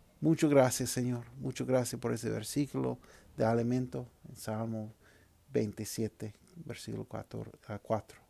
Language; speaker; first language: Spanish; non-native, fluent; English